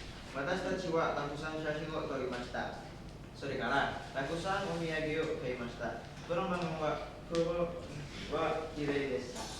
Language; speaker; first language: Japanese; non-native, learner; Indonesian